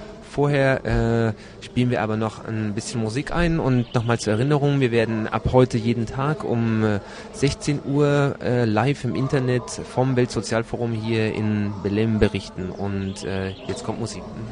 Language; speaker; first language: German; native; German